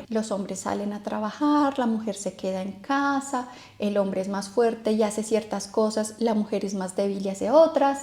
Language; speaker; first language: Spanish; native; Spanish